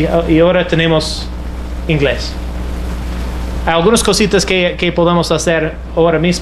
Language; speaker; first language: Spanish; non-native, fluent; English